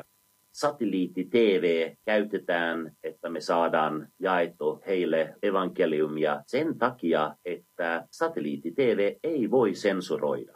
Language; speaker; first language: Finnish; non-native, fluent; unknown